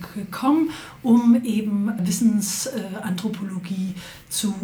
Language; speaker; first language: German; non-native, fluent; Danish